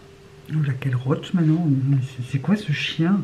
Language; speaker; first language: French; native; French